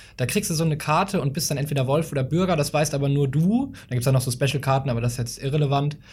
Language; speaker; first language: German; native; German